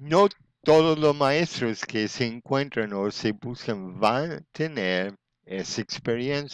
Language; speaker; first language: Spanish; non-native, fluent; English